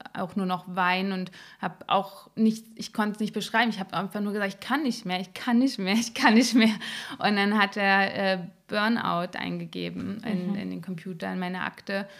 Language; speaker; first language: German; native; German